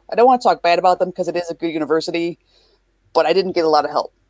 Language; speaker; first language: English; native; English